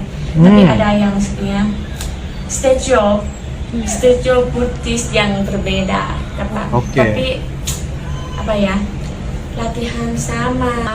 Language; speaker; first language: Indonesian; non-native, learner; Thai